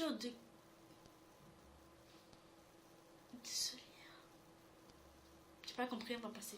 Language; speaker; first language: French; native; French